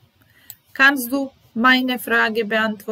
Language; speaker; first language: German; non-native, fluent; Serbian